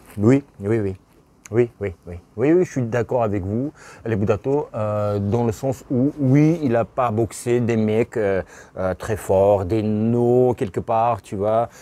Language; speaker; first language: French; non-native, fluent; Russian